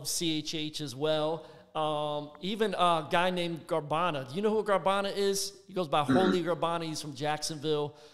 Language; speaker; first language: English; native; English